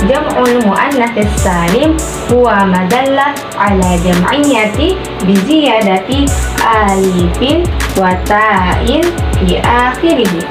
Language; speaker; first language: Arabic; non-native, learner; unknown